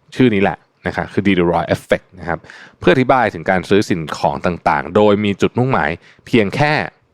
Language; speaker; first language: Thai; native; Thai